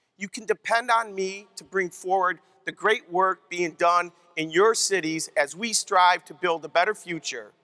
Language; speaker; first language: English; native; English